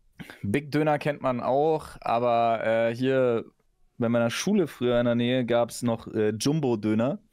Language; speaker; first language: German; native; German